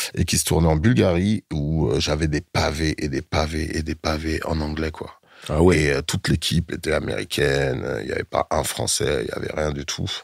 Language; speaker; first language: French; early bilingual, heritage; French